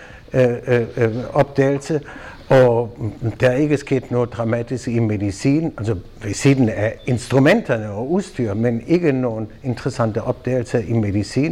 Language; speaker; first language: Danish; non-native, fluent; German